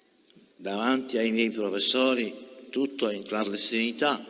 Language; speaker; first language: Italian; non-native, fluent; Polish